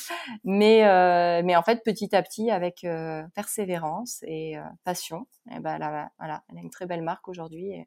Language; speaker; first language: French; native; French